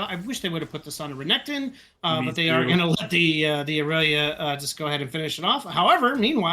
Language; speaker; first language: English; native; English